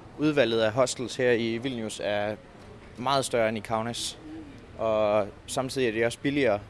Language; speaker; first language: Danish; native; Danish